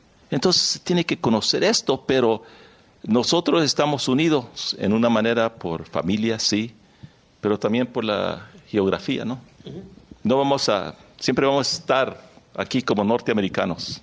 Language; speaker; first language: Spanish; early bilingual, heritage; Spanish